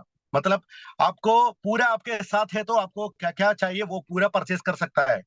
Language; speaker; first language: Hindi; non-native, local second language; Malayalam